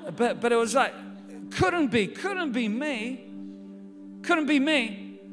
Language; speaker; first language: English; native; English